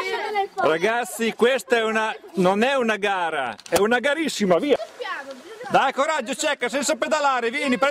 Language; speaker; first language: Italian; native; Italian